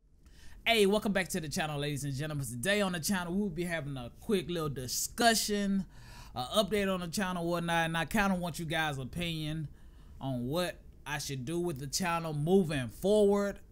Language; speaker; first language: English; native; English